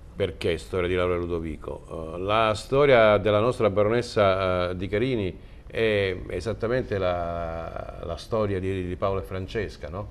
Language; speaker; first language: Italian; native; Italian